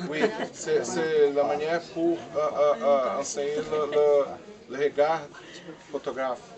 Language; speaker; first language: French; non-native, learner; Portuguese